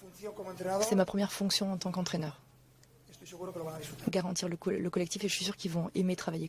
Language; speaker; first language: French; native; French